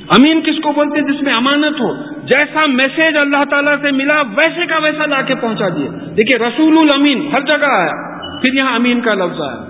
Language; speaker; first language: Urdu; native; Urdu